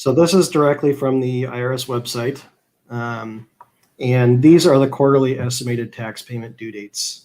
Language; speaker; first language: English; native; English